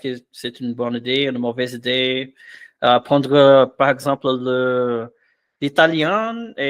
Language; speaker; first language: French; non-native, fluent; Portuguese